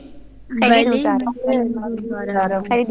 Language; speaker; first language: Persian; non-native, learner; Urdu